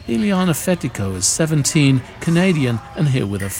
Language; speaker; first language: English; native; English